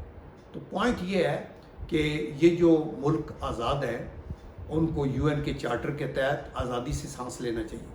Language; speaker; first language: Urdu; native; Urdu